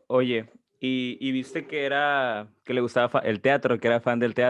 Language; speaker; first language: Spanish; native; Spanish